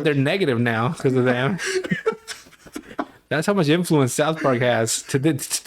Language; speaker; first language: English; native; English